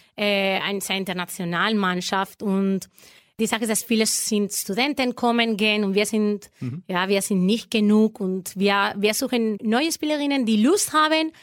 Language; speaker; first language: German; non-native, learner; Spanish